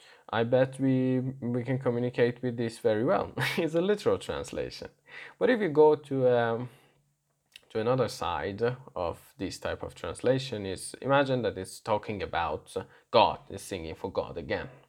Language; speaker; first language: English; non-native, fluent; Persian